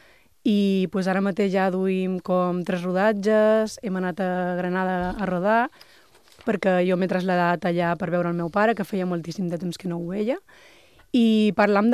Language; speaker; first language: Catalan; non-native, local second language; Spanish